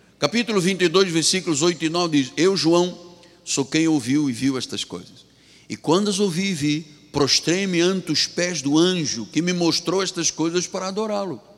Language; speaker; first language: Portuguese; native; Portuguese